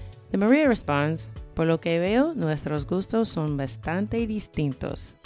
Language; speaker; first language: Spanish; non-native, fluent; English